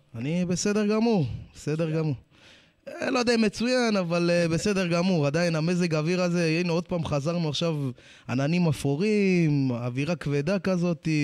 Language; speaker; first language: Hebrew; early bilingual, other home language; Amharic